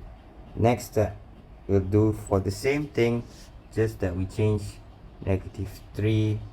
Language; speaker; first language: English; non-native, local second language; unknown